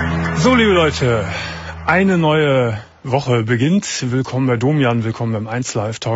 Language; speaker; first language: German; native; German